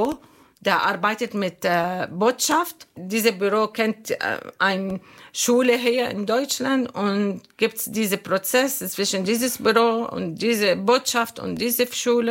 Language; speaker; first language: German; non-native, fluent; Arabic